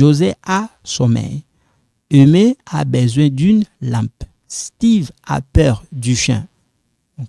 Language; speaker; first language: French; non-native, local second language; Lingala